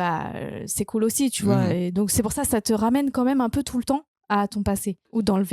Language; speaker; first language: French; native; French